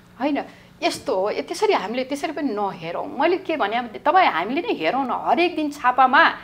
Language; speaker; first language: Nepali; native; Nepali